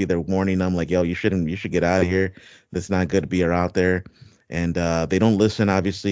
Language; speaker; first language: English; native; English